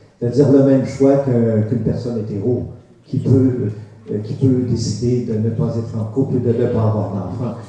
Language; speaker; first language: French; native; French